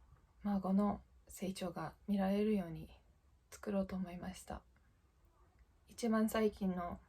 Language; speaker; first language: Japanese; non-native, fluent; English